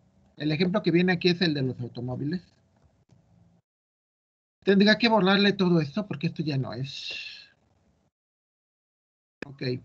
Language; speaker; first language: Spanish; native; Spanish